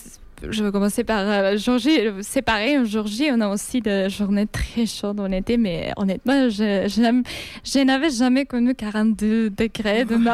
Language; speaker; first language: French; non-native, fluent; Georgian